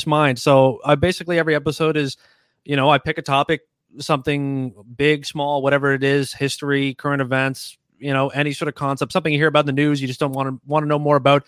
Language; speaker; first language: English; native; English